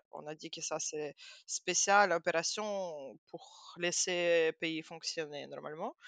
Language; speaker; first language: French; non-native, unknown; Russian